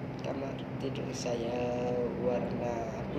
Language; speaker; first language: Indonesian; non-native, learner; Malay